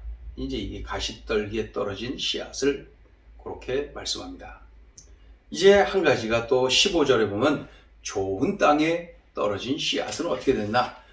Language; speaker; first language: Korean; native; Korean